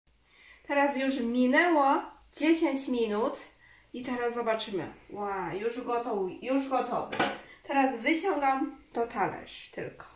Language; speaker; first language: Polish; non-native, learner; Chinese